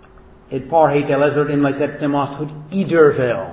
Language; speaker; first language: Hungarian; non-native, fluent; English